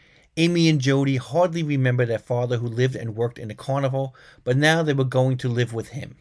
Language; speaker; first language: English; native; English